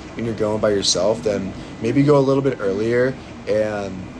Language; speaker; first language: English; native; English